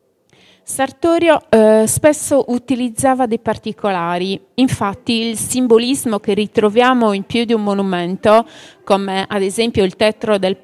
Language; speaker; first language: Italian; native; Italian